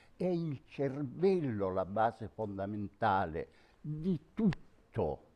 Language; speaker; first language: Italian; native; Italian